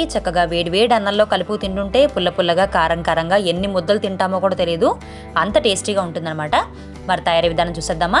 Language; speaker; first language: Telugu; native; Telugu